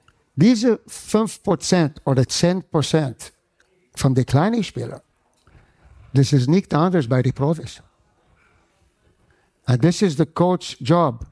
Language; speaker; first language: German; non-native, fluent; English